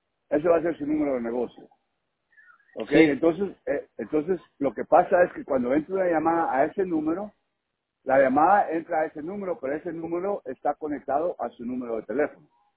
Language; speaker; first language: Spanish; early bilingual, heritage; Spanish